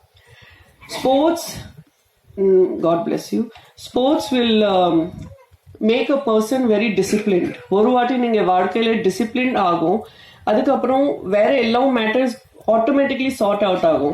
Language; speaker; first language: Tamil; non-native, fluent; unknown